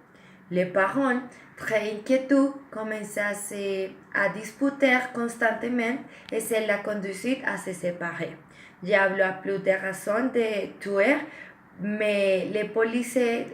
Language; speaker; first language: French; non-native, learner; Spanish